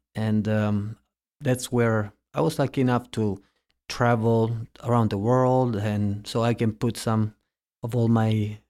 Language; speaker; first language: English; early bilingual, heritage; Italian